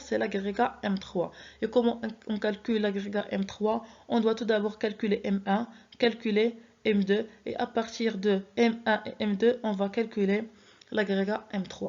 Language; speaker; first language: French; non-native, local second language; Arabic